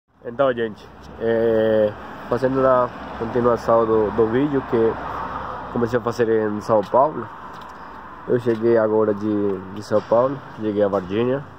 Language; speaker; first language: Portuguese; non-native, learner; Spanish